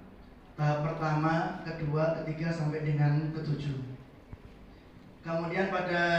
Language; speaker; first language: Indonesian; native; Indonesian